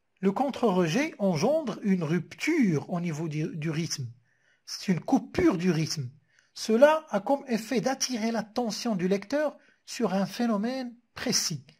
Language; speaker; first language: French; non-native, local second language; Arabic